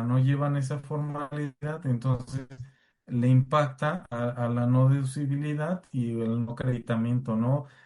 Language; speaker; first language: Spanish; native; Spanish